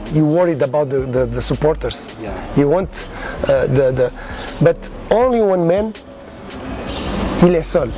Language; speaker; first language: English; non-native, learner; Portuguese